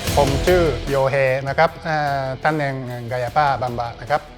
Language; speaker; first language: Thai; non-native, learner; Japanese